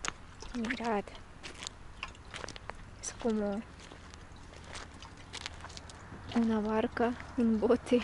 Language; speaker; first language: Spanish; non-native, fluent; Russian